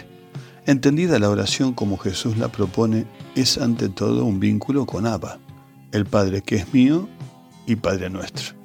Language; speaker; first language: Spanish; native; Spanish